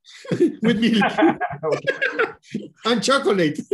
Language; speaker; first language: English; non-native, learner; Spanish